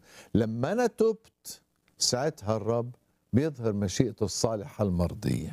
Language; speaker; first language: Arabic; native; Arabic